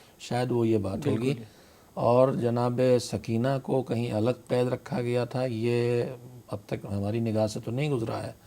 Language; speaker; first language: Urdu; native; Urdu